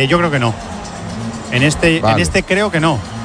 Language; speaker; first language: Spanish; native; Spanish